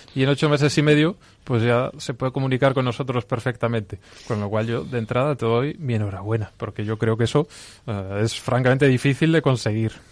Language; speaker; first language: Spanish; native; Spanish